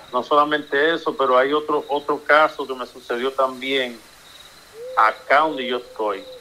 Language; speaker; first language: Spanish; early bilingual, heritage; Spanish